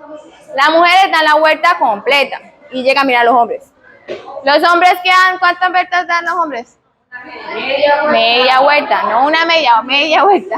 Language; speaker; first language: Spanish; native; Spanish